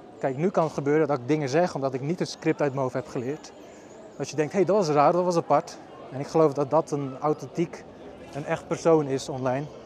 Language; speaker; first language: Dutch; early bilingual, other home language; Bosnian